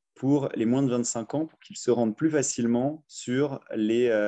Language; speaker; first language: French; native; French